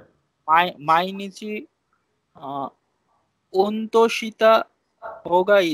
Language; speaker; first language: Japanese; non-native, learner; Bangla